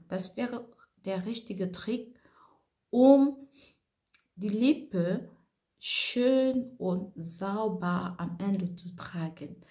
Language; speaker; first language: German; non-native, fluent; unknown